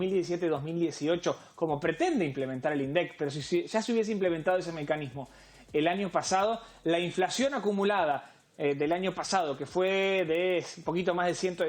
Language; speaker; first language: Spanish; native; Spanish